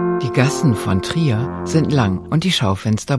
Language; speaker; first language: German; native; German